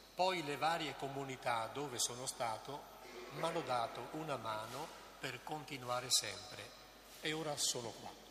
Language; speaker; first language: Italian; native; Italian